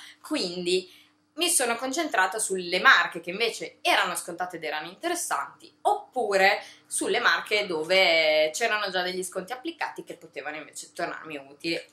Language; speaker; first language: Italian; native; Italian